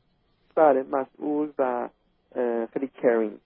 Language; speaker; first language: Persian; early bilingual, heritage; Persian